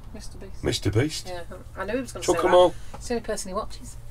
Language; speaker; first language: English; native; English